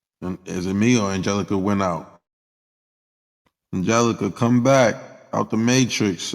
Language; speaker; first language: English; native; English